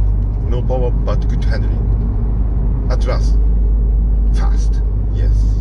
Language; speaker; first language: English; non-native, learner; Japanese